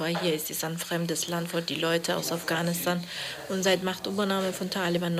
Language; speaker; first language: German; non-native, fluent; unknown